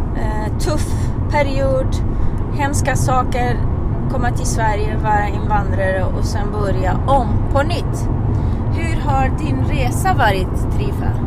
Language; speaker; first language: Swedish; non-native, fluent; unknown